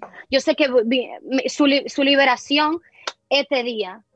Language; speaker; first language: Spanish; early bilingual, heritage; Spanish